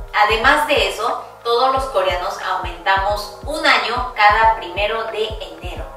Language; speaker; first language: Spanish; early bilingual, other home language; Korean